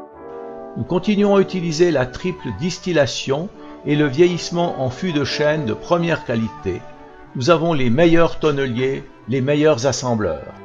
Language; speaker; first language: French; native; French